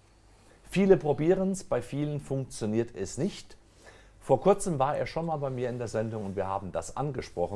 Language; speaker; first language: German; native; German